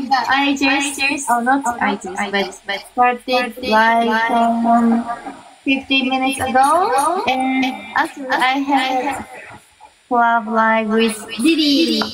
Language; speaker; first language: English; non-native, fluent; Japanese